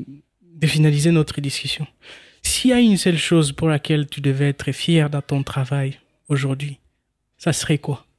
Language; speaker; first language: French; non-native, local second language; Swahili